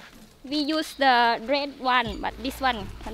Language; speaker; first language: English; non-native, learner; Thai